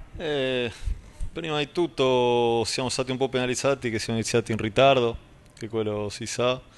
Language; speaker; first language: Italian; non-native, fluent; Spanish